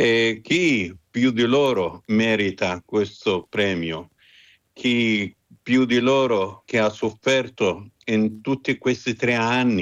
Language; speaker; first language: Italian; non-native, fluent; Arabic